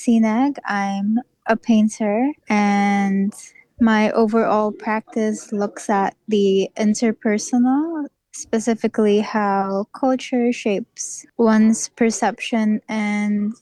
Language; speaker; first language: English; non-native, local second language; Filipino